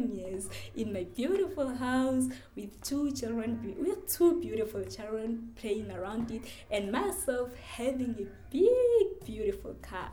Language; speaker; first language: English; non-native, local second language; Northern Sotho